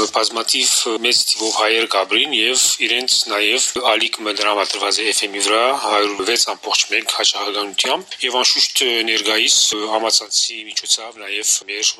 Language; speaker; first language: Armenian; early bilingual, heritage; Armenian